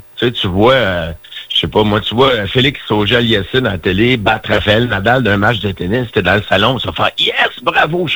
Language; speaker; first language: French; native; French